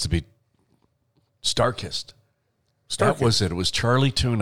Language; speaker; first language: English; native; English